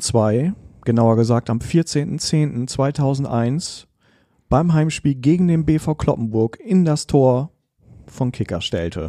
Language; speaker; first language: German; native; German